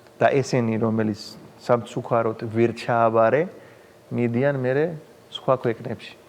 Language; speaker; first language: Georgian; non-native, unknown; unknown